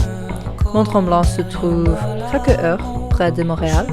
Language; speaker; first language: French; non-native, learner; English